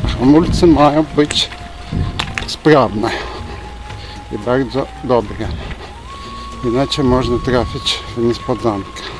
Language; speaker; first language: Polish; non-native, fluent; Turkish